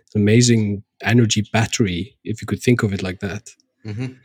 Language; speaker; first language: English; non-native, fluent; Icelandic